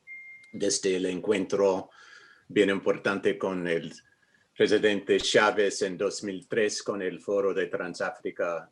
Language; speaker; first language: Spanish; non-native, fluent; English